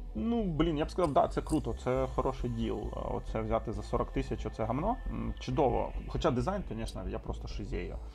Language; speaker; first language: Ukrainian; non-native, local second language; Russian